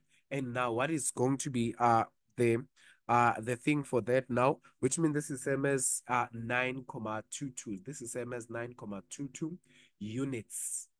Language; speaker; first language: English; non-native, local second language; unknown